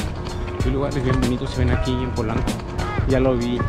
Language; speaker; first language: Spanish; native; Spanish